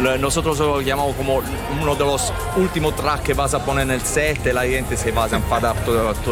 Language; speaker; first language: Spanish; non-native, learner; Italian